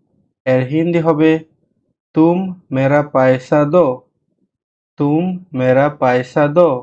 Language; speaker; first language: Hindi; non-native, learner; Bangla